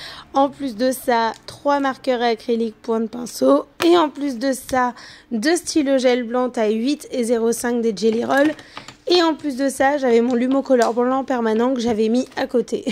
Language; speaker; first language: French; native; French